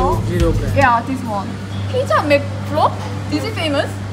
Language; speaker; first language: English; non-native, learner; Korean